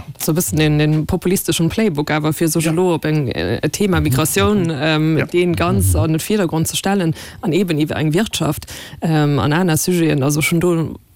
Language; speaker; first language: Luxembourgish; native; Luxembourgish